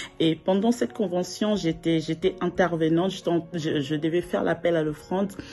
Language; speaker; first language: French; non-native, local second language; Lingala